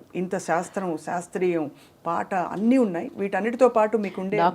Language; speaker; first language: Telugu; native; Telugu